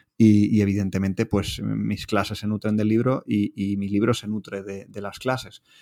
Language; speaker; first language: Spanish; native; Spanish